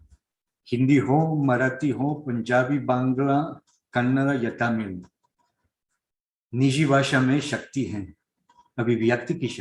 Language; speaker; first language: Hindi; non-native, fluent; Spanish